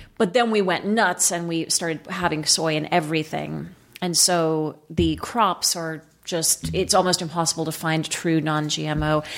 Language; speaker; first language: English; native; English